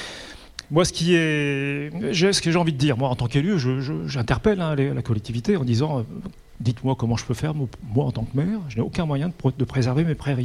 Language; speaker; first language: French; native; French